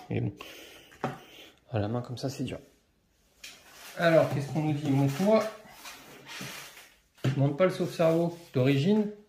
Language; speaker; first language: French; native; French